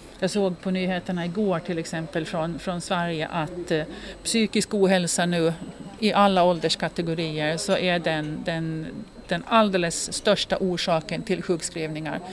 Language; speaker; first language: Swedish; native; Swedish